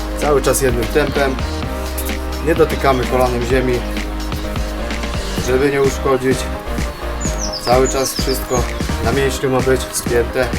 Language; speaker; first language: Polish; native; Polish